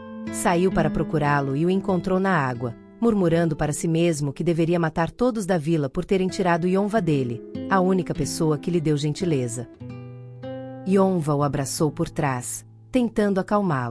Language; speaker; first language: Portuguese; native; Portuguese